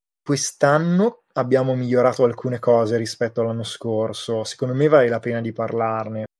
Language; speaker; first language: Italian; native; Italian